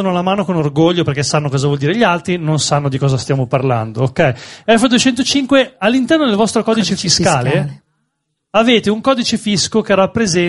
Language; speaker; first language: Italian; native; Italian